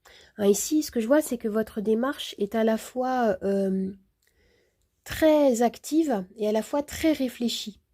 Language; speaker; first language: French; native; French